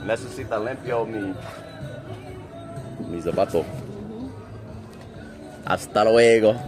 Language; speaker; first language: Spanish; non-native, learner; English